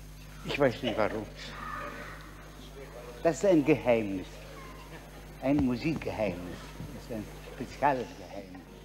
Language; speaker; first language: German; non-native, fluent; Russian